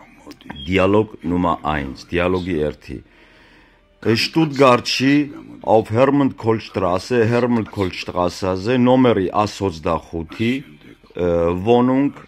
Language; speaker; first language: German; non-native, learner; Georgian